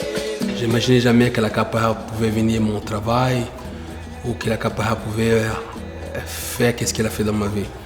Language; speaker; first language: French; non-native, fluent; Portuguese